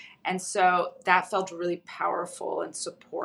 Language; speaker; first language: English; early bilingual, other home language; Russian